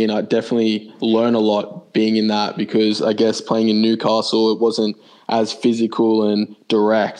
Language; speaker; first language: English; native; English